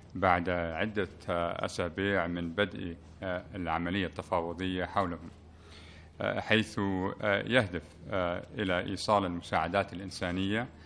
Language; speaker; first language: Arabic; native; Arabic